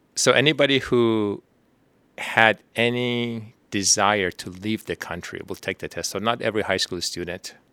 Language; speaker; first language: English; non-native, fluent; Persian